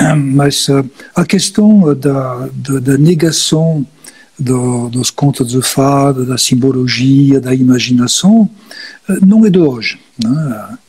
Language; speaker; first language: Portuguese; non-native, fluent; French